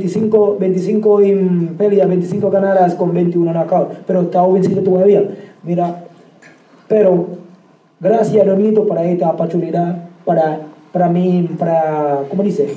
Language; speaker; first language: Spanish; non-native, learner; English